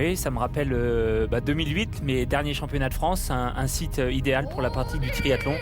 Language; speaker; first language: French; native; French